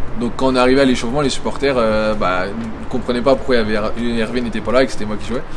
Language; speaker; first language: French; native; French